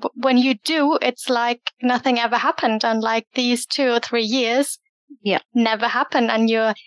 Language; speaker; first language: English; early bilingual, other home language; German